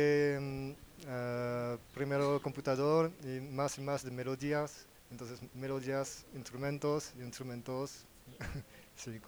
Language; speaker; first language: Spanish; non-native, learner; French